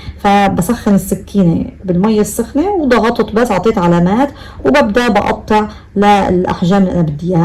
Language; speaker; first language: Arabic; native; Arabic